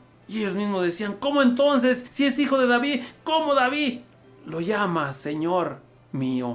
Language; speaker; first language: Spanish; native; Spanish